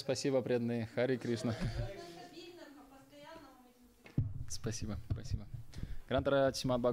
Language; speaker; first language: Russian; native; Russian